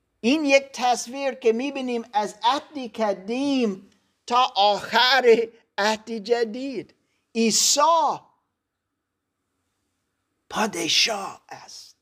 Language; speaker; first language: Persian; non-native, learner; German